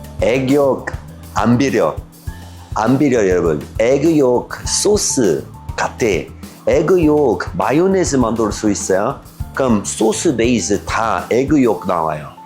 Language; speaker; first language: Korean; non-native, learner; French